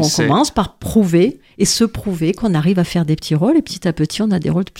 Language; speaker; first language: French; native; French